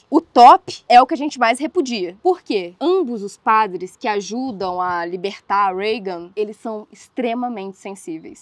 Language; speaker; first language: Portuguese; native; Portuguese